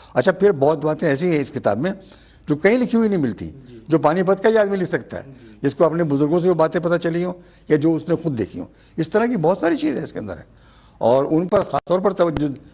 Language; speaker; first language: Hindi; native; Hindi